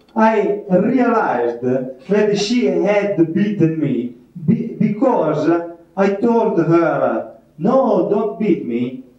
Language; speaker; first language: English; non-native, fluent; Italian